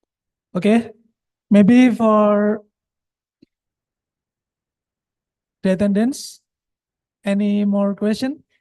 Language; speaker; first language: English; non-native, local second language; Indonesian